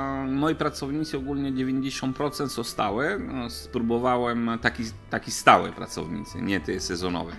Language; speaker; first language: Polish; non-native, learner; Italian